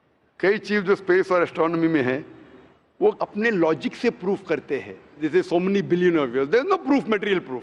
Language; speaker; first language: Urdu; non-native, local second language; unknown